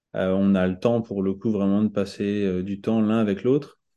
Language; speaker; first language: French; native; French